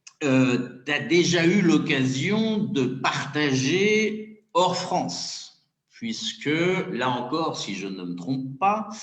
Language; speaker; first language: French; native; French